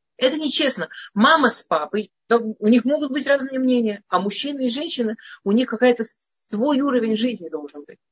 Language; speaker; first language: Russian; early bilingual, heritage; Russian